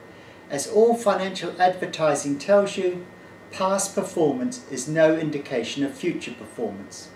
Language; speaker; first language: English; native; English